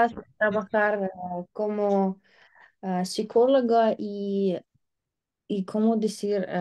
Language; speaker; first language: Spanish; non-native, learner; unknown